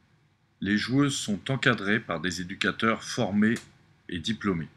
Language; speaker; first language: French; native; French